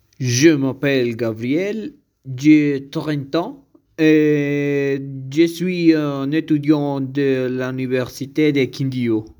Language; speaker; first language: French; non-native, learner; Spanish